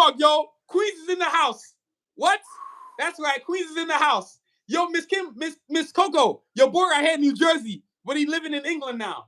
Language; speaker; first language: English; native; English